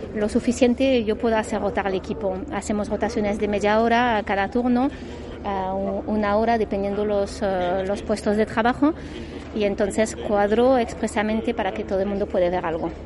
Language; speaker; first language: Spanish; non-native, fluent; French